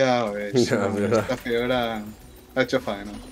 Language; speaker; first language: Spanish; native; Spanish